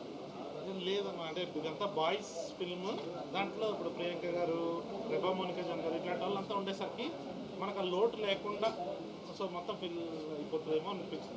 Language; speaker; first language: Telugu; native; Telugu